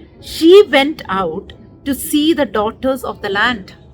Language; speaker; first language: English; non-native, local second language; Malayalam